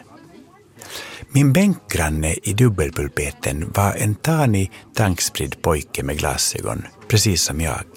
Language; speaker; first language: Swedish; native; Swedish